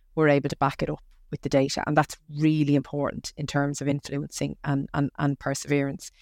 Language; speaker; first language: English; native; English